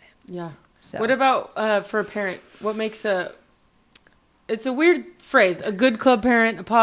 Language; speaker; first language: English; native; English